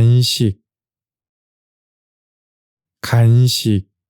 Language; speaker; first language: Korean; native; Korean